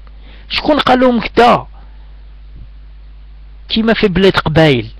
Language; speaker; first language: Arabic; native; Arabic